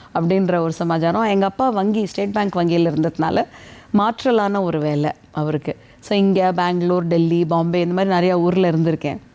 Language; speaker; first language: Tamil; native; Tamil